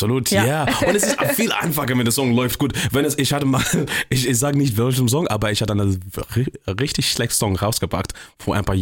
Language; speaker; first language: German; non-native, fluent; English